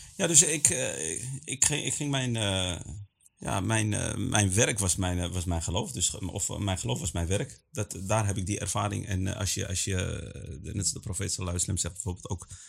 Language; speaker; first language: Dutch; early bilingual, other home language; Arabic